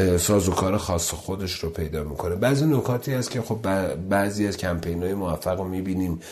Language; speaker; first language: Persian; non-native, local second language; Azerbaijani